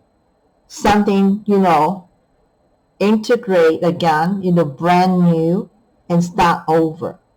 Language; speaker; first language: English; non-native, fluent; Chinese